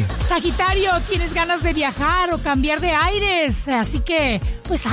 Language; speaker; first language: Spanish; native; Spanish